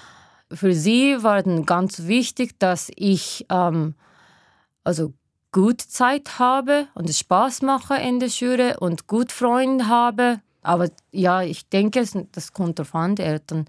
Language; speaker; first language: German; non-native, learner; Japanese